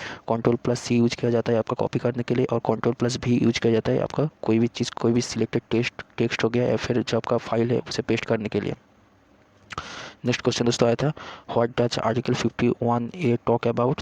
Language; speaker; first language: Hindi; native; Hindi